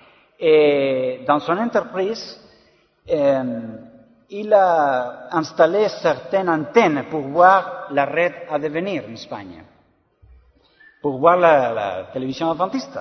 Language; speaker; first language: French; non-native, learner; Spanish